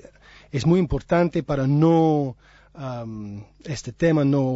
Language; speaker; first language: Spanish; non-native, learner; English